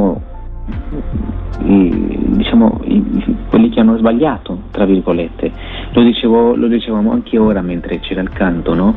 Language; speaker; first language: Italian; non-native, fluent; Spanish